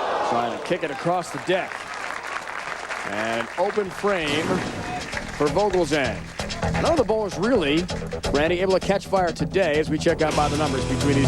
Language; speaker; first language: English; native; English